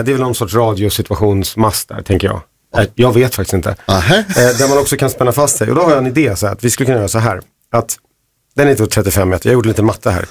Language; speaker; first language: Swedish; native; Swedish